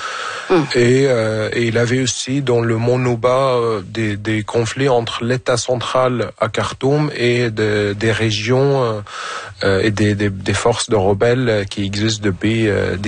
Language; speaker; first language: French; non-native, fluent; Arabic